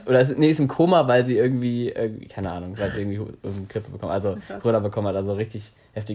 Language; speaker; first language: German; native; German